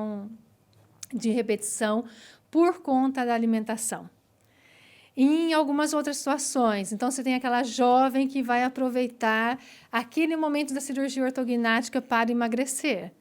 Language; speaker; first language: Portuguese; native; Portuguese